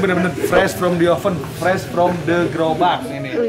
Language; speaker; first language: Indonesian; native; Indonesian